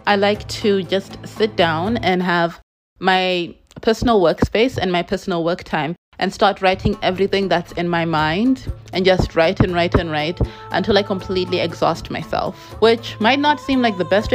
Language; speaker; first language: English; non-native, local second language; Shona